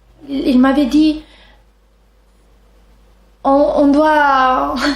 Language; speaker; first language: French; non-native, fluent; Italian